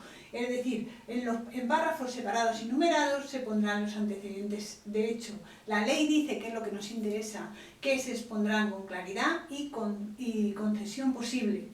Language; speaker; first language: Spanish; native; Spanish